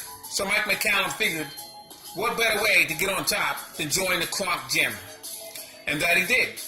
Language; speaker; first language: English; native; English